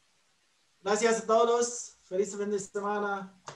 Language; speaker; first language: Spanish; non-native, learner; Chinese